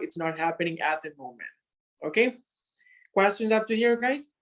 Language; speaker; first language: English; non-native, fluent; Spanish